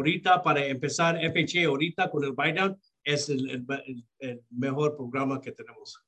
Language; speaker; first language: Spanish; early bilingual, heritage; Spanish